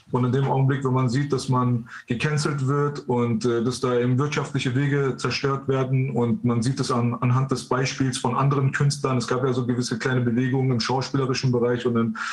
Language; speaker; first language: German; early bilingual, other home language; Persian